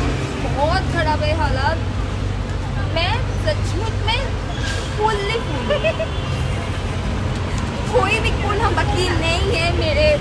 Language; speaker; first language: Hindi; non-native, local second language; Bangla